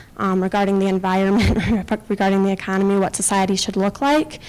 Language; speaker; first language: English; native; English